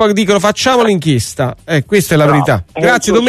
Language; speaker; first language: Italian; native; Italian